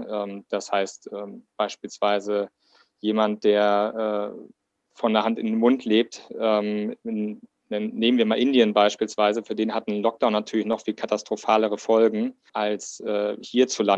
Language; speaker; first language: German; native; German